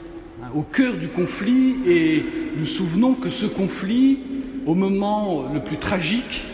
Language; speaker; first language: French; native; French